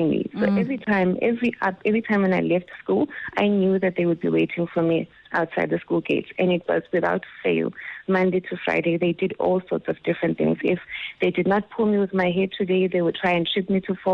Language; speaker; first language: English; non-native, local second language; Xhosa